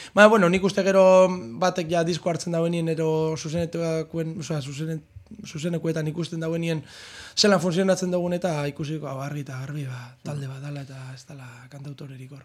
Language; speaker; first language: Basque; native; Basque